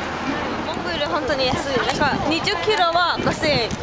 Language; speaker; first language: Japanese; non-native, learner; Mongolian